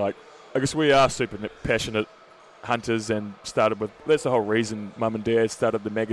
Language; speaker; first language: English; native; English